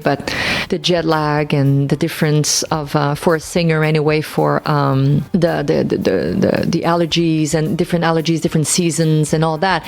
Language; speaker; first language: English; non-native, local second language; French